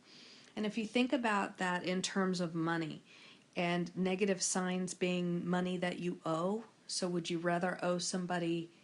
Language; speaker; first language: English; native; English